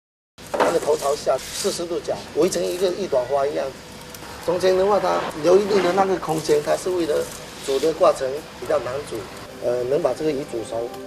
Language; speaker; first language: Chinese; non-native, local second language; Min Nan Chinese